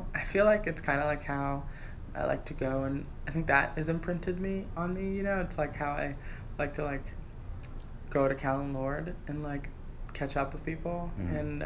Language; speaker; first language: English; native; English